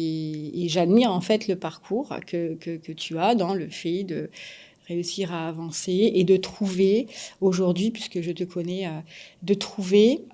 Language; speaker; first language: French; native; French